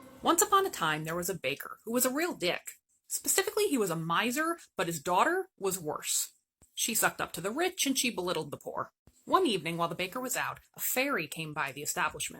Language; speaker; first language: English; native; English